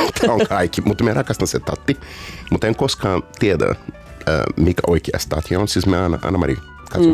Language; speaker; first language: Finnish; non-native, fluent; Portuguese